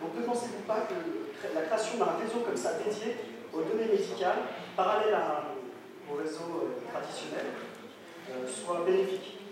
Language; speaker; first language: French; native; French